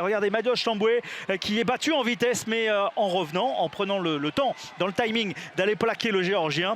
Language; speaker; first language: French; native; French